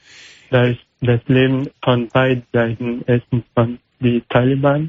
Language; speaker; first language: German; non-native, learner; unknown